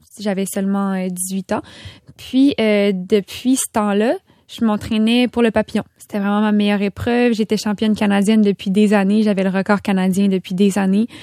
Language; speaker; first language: French; native; French